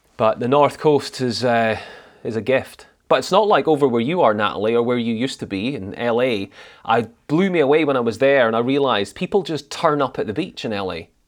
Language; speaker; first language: English; native; English